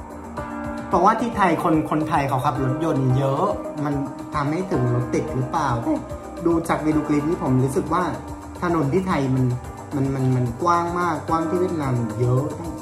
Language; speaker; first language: Thai; non-native, fluent; Vietnamese